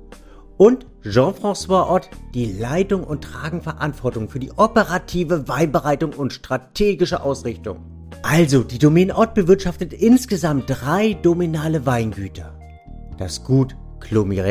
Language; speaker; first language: German; native; German